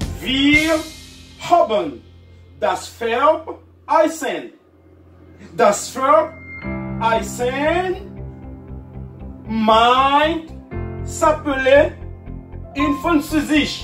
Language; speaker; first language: German; non-native, learner; French